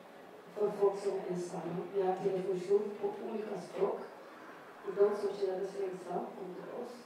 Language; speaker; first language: Swedish; non-native, learner; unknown